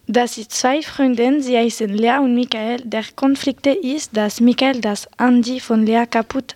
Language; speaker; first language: German; non-native, learner; French